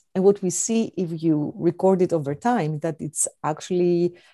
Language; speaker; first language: English; non-native, fluent; Greek